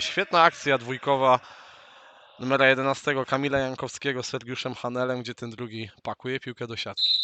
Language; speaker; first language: Polish; native; Polish